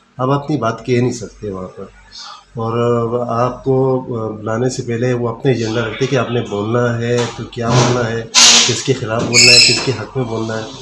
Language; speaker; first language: Urdu; non-native, local second language; Pashto